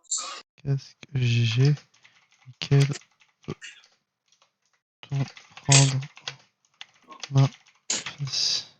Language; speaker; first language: French; native; French